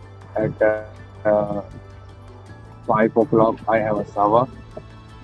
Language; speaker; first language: English; non-native, learner; Hindi